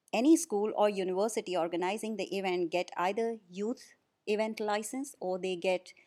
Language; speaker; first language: English; non-native, local second language; Hindi